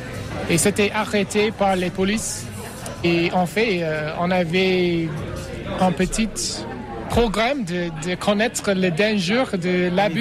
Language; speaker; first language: French; non-native, fluent; English